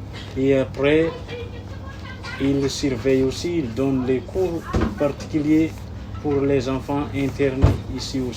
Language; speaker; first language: French; non-native, local second language; Malagasy